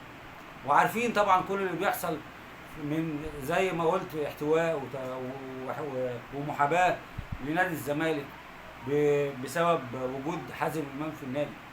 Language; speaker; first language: Arabic; native; Arabic